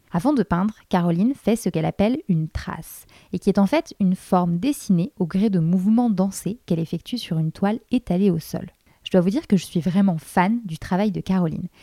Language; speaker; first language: French; native; French